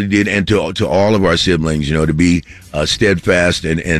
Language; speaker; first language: English; native; English